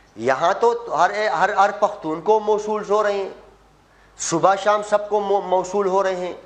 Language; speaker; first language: Urdu; non-native, local second language; Pashto